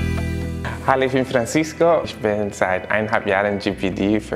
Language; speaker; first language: German; non-native, fluent; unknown